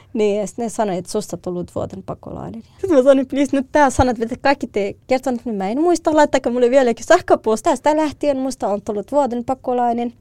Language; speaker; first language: Finnish; non-native, fluent; Kurdish